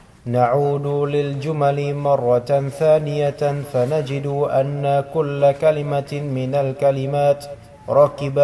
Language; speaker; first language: Arabic; non-native, learner; Indonesian